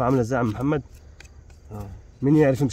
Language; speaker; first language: Arabic; native; Arabic